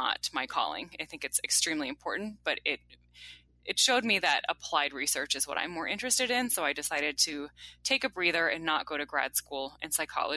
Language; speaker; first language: English; native; English